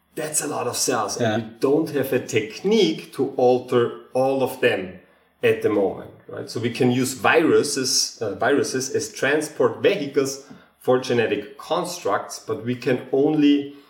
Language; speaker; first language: English; non-native, fluent; German